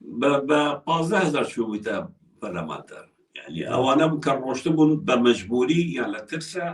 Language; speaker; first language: Central Kurdish; non-native, local second language; Kurdish